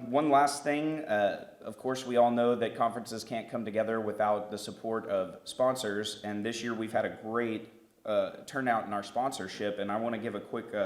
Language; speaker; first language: English; native; English